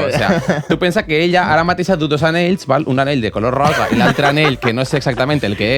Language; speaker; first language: Catalan; native; Catalan